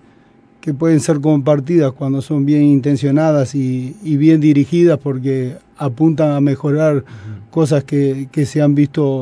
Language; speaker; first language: Spanish; native; Spanish